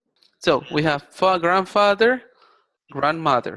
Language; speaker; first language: English; non-native, fluent; Spanish